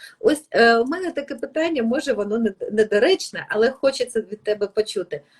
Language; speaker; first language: Ukrainian; native; Ukrainian